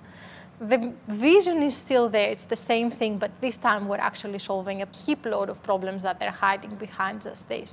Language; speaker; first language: English; non-native, fluent; Greek